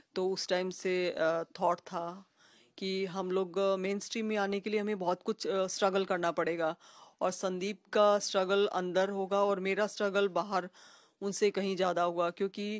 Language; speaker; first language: Hindi; native; Hindi